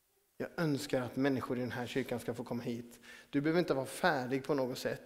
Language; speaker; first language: Swedish; native; Swedish